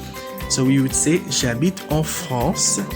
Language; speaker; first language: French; non-native, fluent; English